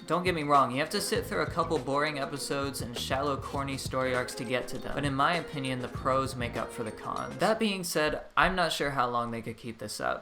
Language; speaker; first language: English; native; English